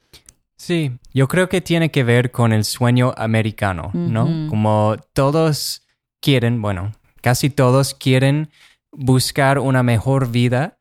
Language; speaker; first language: Spanish; non-native, fluent; English